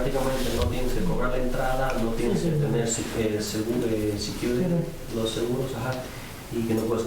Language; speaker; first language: Spanish; native; Spanish